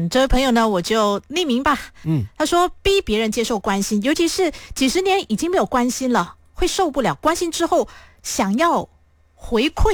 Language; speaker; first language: Chinese; native; Chinese